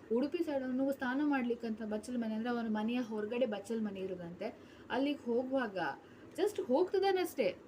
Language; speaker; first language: Kannada; non-native, local second language; Tulu